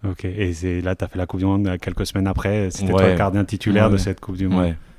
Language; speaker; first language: French; native; French